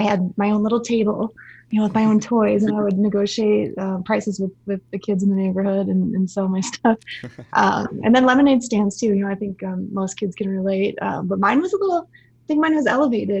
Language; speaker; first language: English; native; English